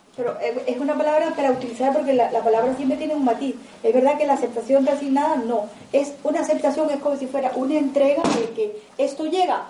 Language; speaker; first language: Spanish; non-native, fluent; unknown